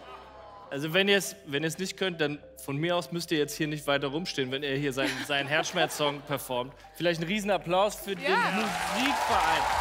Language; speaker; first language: German; native; German